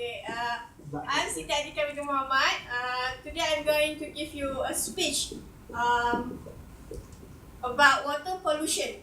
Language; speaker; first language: English; non-native, learner; Malay